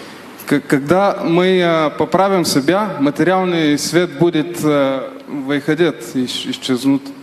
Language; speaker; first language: Russian; non-native, learner; Bulgarian